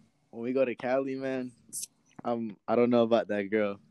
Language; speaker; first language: English; native; English